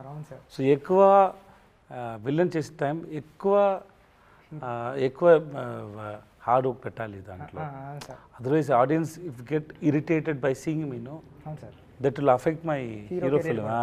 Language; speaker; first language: Telugu; non-native, learner; Tamil